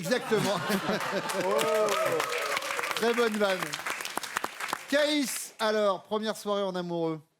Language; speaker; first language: French; native; French